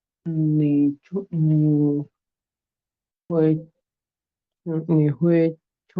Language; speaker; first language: Chinese; non-native, learner; Bangla